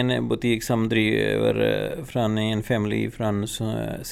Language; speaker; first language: Swedish; non-native, fluent; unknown